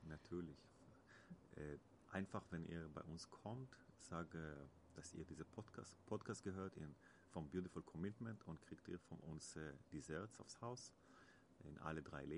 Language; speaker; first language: German; non-native, learner; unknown